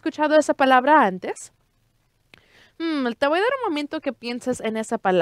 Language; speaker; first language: Spanish; early bilingual, heritage; Spanish